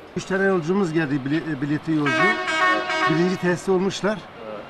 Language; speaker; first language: Turkish; non-native, fluent; Persian